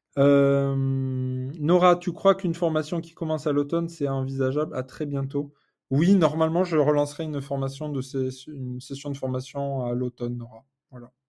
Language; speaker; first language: French; native; French